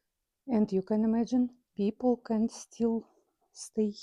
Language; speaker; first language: English; non-native, learner; Russian